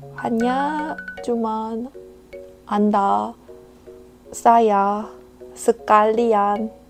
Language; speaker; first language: Indonesian; non-native, fluent; Korean